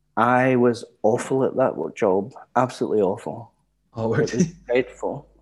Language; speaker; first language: English; native; English